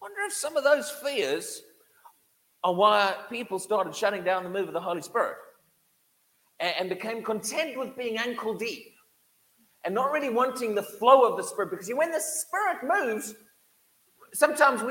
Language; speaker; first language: English; native; English